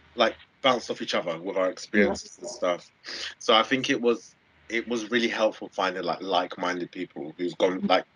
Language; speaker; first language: English; native; English